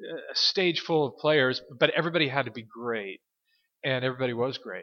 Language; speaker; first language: English; native; English